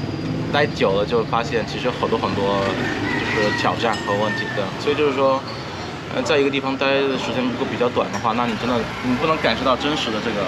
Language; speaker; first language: Chinese; early bilingual, heritage; Chinese